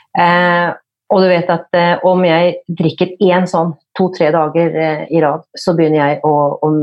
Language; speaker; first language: Norwegian; native; Norwegian